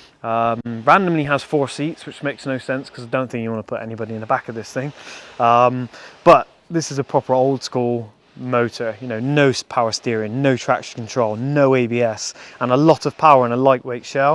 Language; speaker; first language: English; native; English